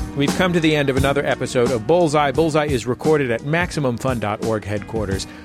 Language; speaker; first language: English; native; English